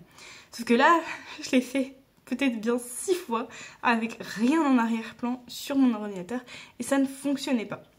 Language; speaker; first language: French; native; French